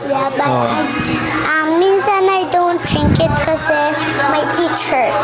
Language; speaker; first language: English; non-native, local second language; Filipino